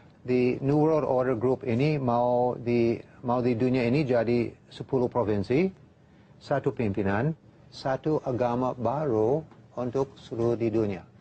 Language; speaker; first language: Indonesian; non-native, learner; English